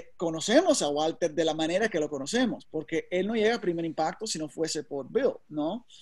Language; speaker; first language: Spanish; early bilingual, heritage; Spanish